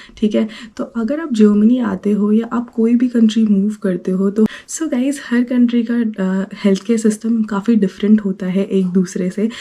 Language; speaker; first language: Hindi; native; Hindi